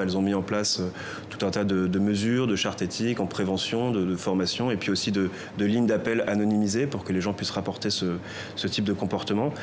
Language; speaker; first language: French; native; French